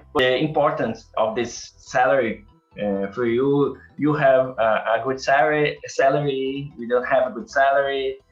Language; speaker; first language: English; non-native, learner; Portuguese